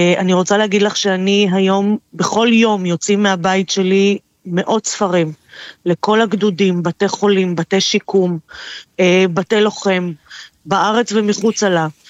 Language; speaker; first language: Hebrew; non-native, fluent; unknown